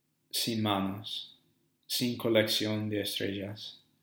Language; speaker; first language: Spanish; non-native, fluent; English